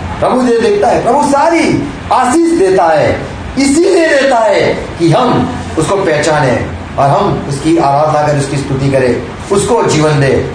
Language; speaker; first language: Hindi; non-native, local second language; Gujarati